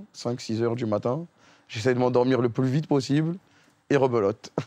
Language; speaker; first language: French; native; French